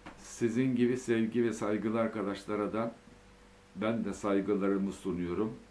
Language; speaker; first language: Turkish; early bilingual, other home language; Finnish